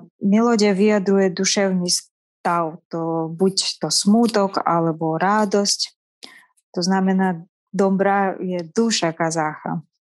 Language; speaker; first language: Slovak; non-native, fluent; Kazakh